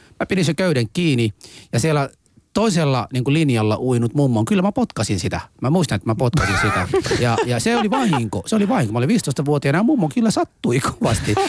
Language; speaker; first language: Finnish; non-native, fluent; Somali